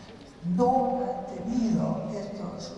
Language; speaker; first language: Spanish; non-native, fluent; English